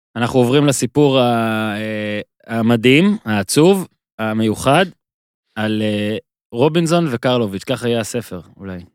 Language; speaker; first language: Hebrew; native; Hebrew